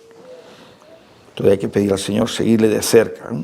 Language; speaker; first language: Spanish; native; Spanish